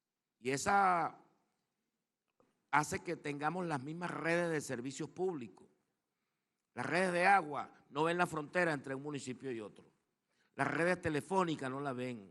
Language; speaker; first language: Spanish; native; Spanish